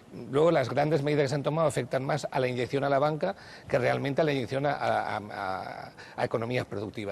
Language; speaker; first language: Spanish; native; Spanish